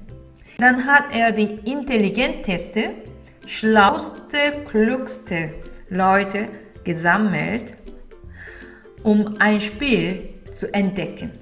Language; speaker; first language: German; non-native, fluent; Korean